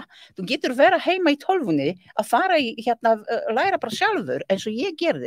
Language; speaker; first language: Icelandic; non-native, learner; Polish